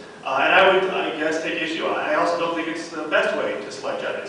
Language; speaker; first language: English; native; English